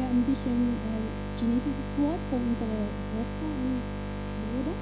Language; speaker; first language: German; non-native, fluent; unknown